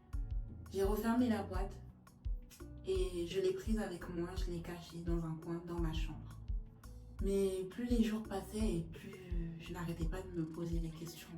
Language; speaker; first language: French; native; French